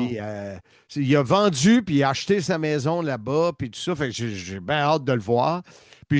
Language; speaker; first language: French; native; French